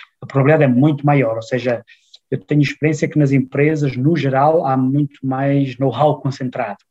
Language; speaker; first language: Portuguese; native; Portuguese